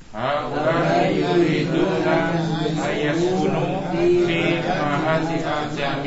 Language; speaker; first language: Arabic; non-native, learner; Indonesian